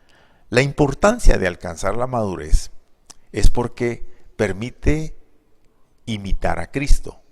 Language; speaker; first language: Spanish; native; Spanish